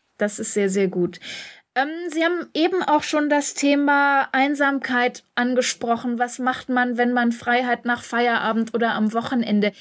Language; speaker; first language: German; native; German